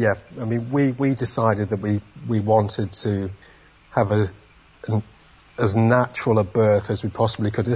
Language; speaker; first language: English; native; English